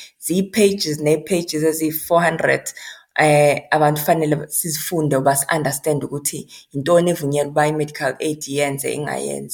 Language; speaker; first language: Xhosa; non-native, local second language; Zulu